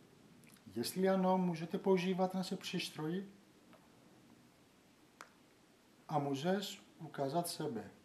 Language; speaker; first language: Czech; non-native, learner; Greek